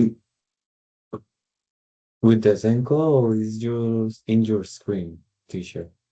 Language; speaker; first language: English; non-native, learner; Spanish